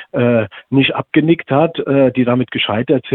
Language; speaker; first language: German; native; German